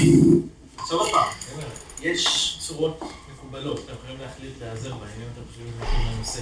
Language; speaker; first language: Hebrew; native; Hebrew